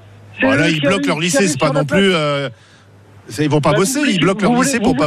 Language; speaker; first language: French; native; French